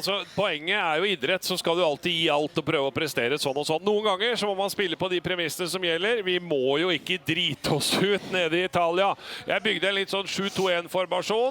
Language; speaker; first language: Norwegian; native; Norwegian